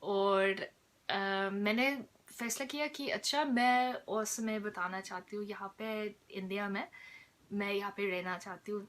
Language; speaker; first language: Hindi; non-native, fluent; English